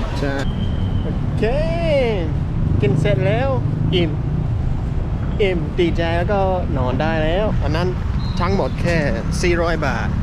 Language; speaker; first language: Thai; non-native, fluent; English